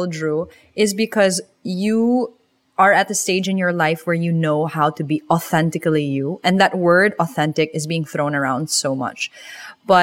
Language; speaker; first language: English; non-native, local second language; Filipino